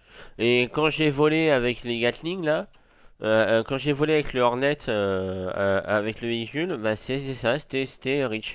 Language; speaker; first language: French; native; French